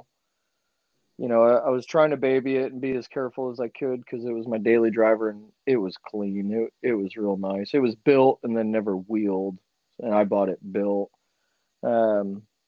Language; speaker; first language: English; native; English